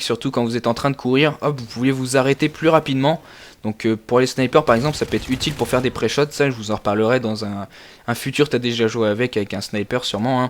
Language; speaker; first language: French; native; French